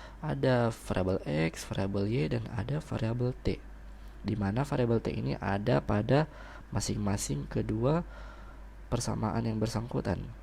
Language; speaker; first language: Indonesian; native; Indonesian